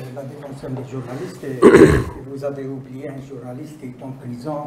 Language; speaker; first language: French; non-native, local second language; Arabic